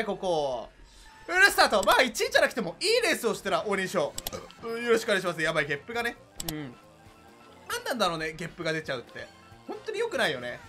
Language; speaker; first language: Japanese; native; Japanese